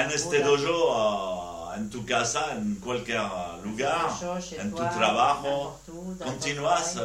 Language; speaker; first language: Spanish; non-native, learner; French